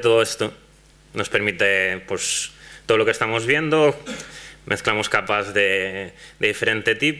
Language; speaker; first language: Spanish; non-native, local second language; Catalan